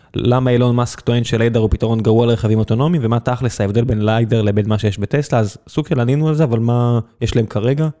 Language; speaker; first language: Hebrew; native; Hebrew